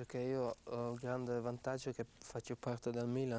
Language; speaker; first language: Italian; non-native, fluent; Dutch